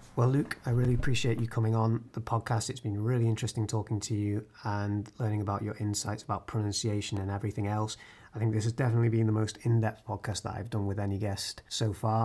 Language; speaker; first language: English; native; English